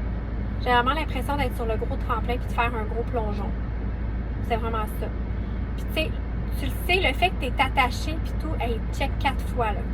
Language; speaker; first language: French; native; French